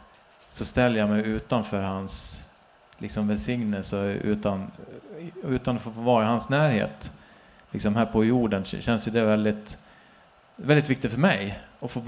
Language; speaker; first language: Swedish; native; Swedish